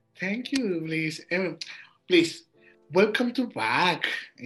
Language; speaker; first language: English; non-native, learner; Spanish